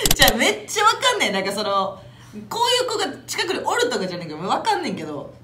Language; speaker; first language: Japanese; native; Japanese